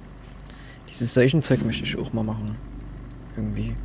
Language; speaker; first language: German; native; German